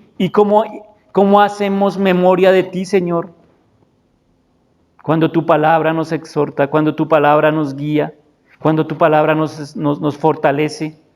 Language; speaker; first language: Spanish; native; Spanish